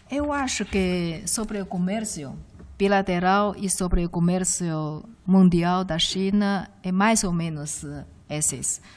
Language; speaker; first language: Portuguese; non-native, fluent; Chinese